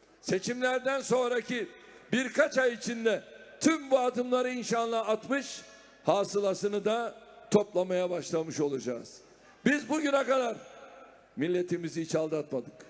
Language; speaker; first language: Turkish; native; Turkish